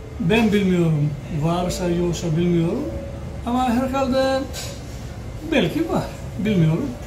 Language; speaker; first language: Turkish; early bilingual, heritage; Greek